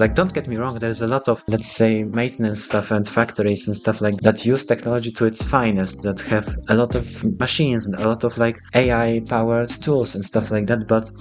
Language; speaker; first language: English; non-native, fluent; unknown